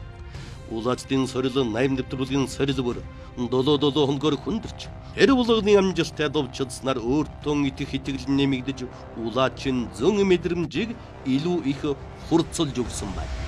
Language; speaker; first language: Mongolian; native; Mongolian